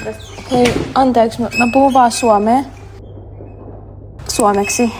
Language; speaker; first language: Finnish; non-native, learner; Russian